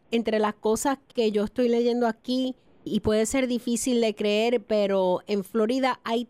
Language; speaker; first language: Spanish; native; Spanish